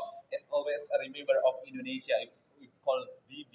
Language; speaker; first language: English; non-native, learner; Indonesian